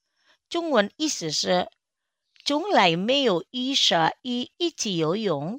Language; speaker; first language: Chinese; non-native, fluent; Indonesian